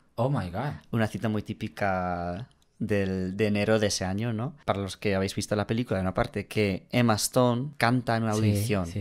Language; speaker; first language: Spanish; non-native, fluent; English